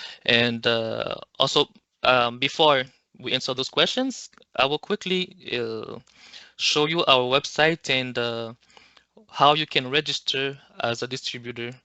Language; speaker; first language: English; non-native, local second language; French